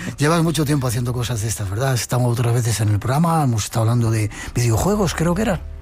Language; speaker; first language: Spanish; native; Spanish